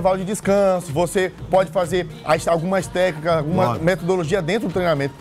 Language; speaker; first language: Portuguese; native; Portuguese